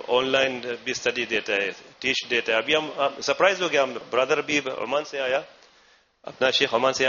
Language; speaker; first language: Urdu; non-native, learner; Arabic